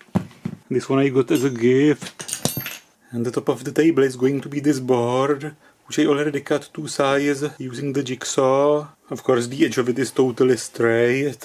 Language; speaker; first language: English; non-native, fluent; Czech